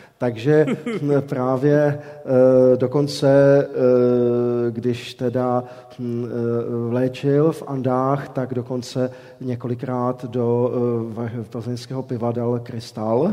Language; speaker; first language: Czech; native; Czech